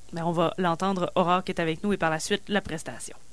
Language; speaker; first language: French; native; French